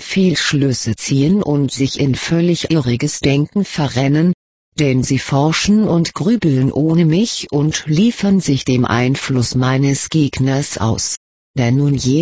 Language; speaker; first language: German; native; German